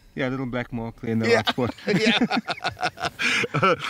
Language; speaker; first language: English; native; English